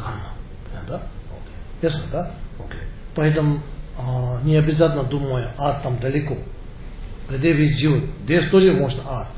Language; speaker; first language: Russian; non-native, learner; Tibetan